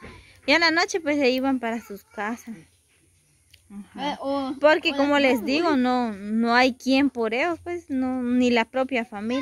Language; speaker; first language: Spanish; native; Spanish